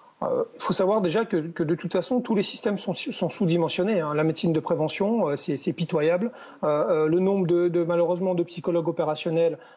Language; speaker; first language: French; native; French